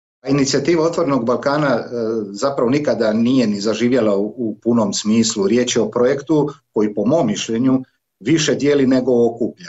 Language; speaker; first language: Serbian; native; Serbian